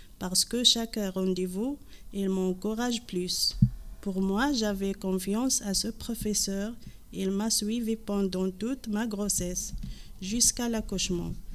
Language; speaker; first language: French; non-native, local second language; Arabic